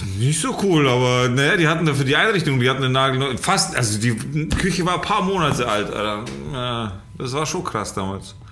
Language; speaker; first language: German; early bilingual, other home language; Polish